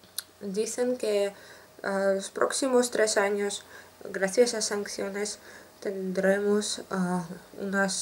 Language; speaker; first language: Spanish; non-native, learner; Russian